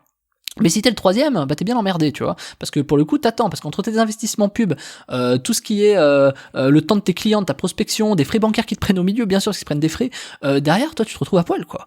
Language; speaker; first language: French; native; French